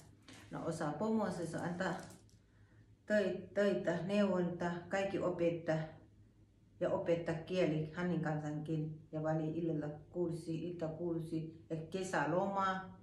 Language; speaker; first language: Finnish; non-native, learner; Thai